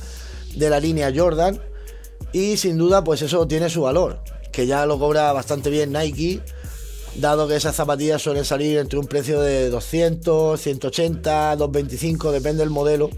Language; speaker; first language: Spanish; native; Spanish